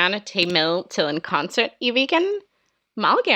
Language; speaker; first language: Danish; non-native, learner; English